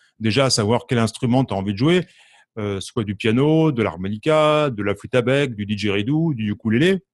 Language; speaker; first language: French; native; French